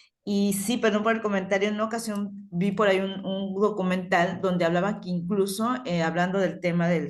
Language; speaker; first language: Spanish; native; Spanish